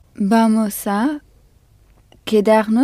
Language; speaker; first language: Spanish; non-native, learner; French